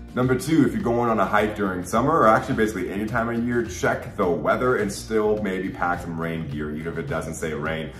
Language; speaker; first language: English; native; English